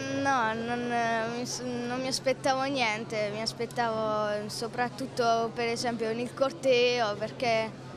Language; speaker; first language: Italian; native; Italian